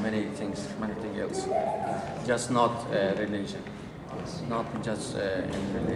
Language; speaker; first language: English; non-native, learner; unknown